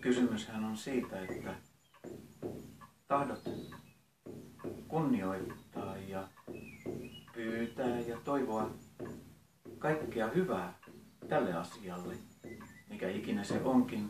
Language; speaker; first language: Finnish; native; Finnish